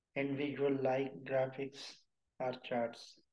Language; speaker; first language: English; non-native, local second language; Urdu